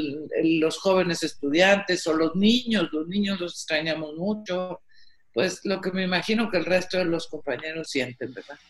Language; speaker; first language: Spanish; native; Spanish